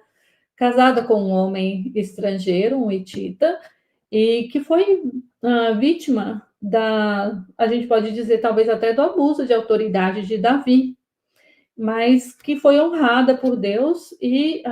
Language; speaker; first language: Portuguese; native; Portuguese